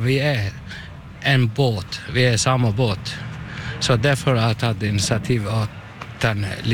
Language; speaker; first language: Norwegian; non-native, learner; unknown